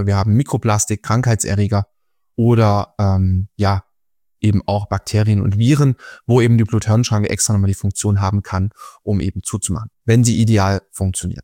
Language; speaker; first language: German; native; German